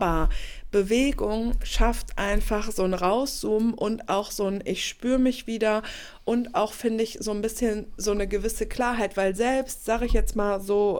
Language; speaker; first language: German; native; German